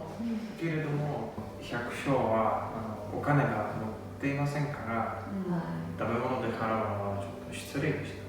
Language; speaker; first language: Japanese; non-native, learner; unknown